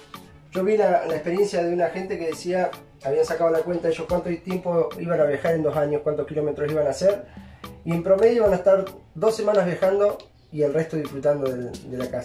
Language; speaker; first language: Spanish; native; Spanish